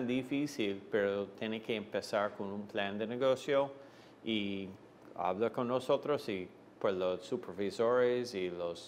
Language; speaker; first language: Spanish; non-native, fluent; English